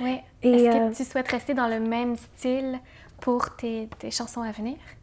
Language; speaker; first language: French; native; French